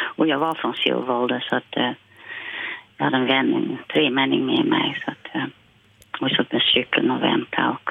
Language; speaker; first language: Swedish; non-native, fluent; Dutch